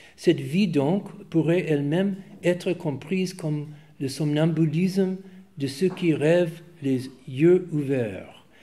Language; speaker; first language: French; non-native, fluent; English